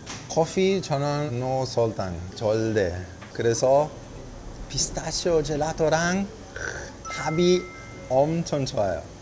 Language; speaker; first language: Korean; non-native, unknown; Italian